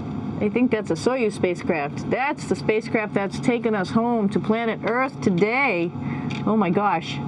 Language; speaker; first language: English; native; English